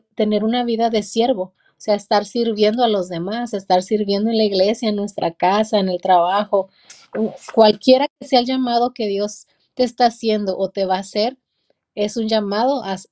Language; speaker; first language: Spanish; native; Spanish